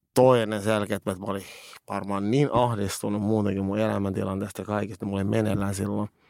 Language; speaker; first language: Finnish; early bilingual, other home language; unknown